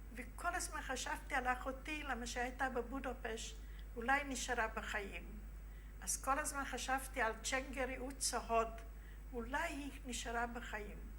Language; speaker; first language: Hebrew; non-native, fluent; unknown